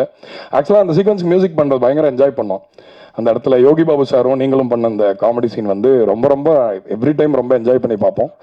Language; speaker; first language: Tamil; native; Tamil